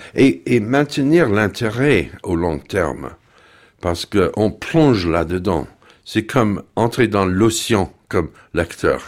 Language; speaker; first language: French; non-native, fluent; English